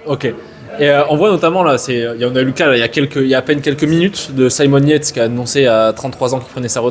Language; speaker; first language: French; native; French